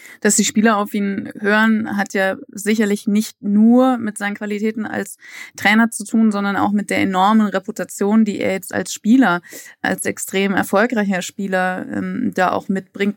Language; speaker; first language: German; native; German